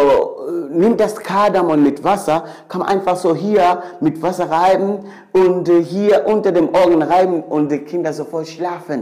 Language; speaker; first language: German; non-native, fluent; Swahili